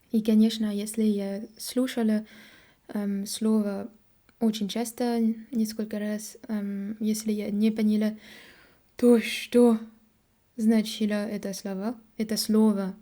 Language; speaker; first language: Russian; non-native, learner; French